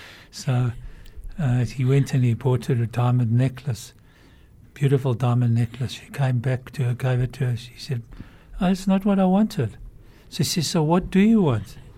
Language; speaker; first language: English; native; English